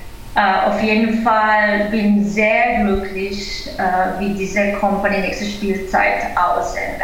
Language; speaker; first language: German; non-native, fluent; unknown